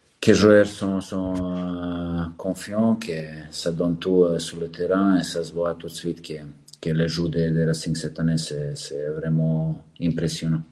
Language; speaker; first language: French; non-native, learner; Serbian